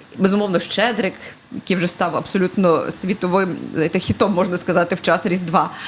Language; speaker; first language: Ukrainian; native; Ukrainian